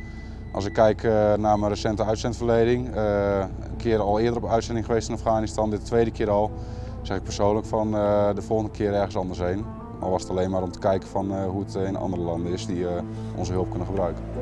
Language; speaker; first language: Dutch; native; Dutch